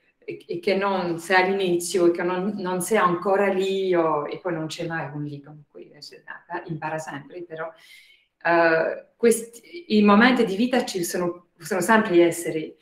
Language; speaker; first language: Italian; non-native, fluent; French